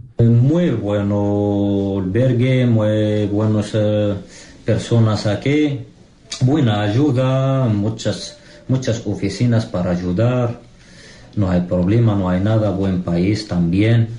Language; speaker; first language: Spanish; non-native, learner; Arabic